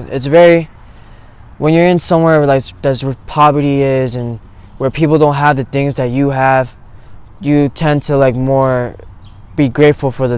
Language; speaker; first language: English; native; English